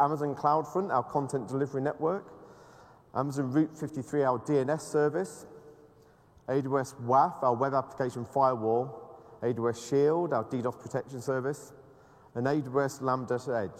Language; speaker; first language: English; native; English